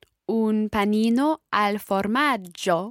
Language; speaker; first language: Italian; non-native, learner; English